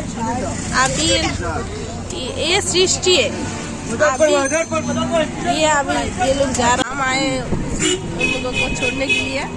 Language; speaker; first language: Hindi; non-native, local second language; Bangla